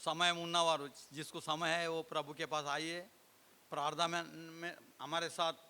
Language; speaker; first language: Hindi; non-native, local second language; Telugu